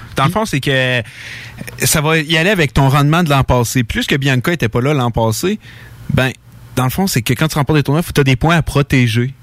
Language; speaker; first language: French; native; French